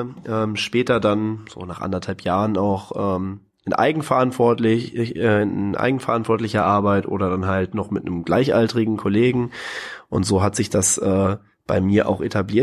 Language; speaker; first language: German; native; German